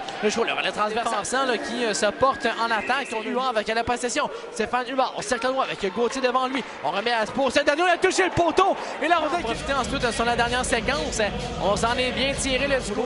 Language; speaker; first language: French; native; French